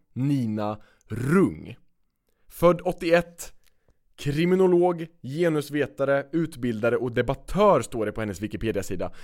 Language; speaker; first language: Swedish; native; Swedish